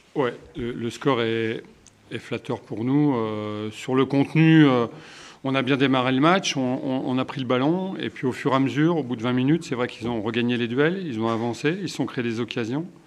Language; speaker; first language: French; native; French